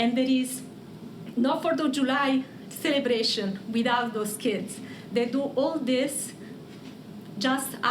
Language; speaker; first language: English; non-native, fluent; Italian